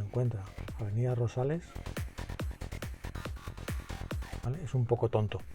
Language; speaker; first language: Spanish; native; Spanish